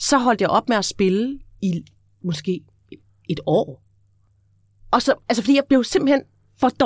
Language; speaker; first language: Danish; native; Danish